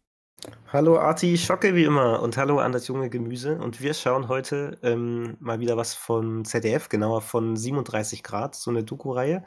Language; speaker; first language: German; native; German